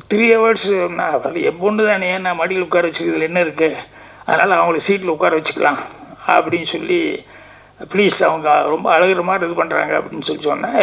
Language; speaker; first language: Tamil; native; Tamil